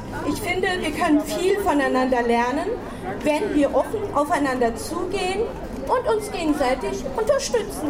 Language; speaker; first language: German; early bilingual, other home language; Turkish